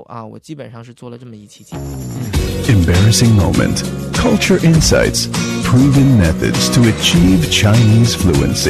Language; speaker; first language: Chinese; native; Chinese